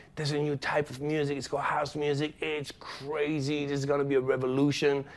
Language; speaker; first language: English; non-native, fluent; French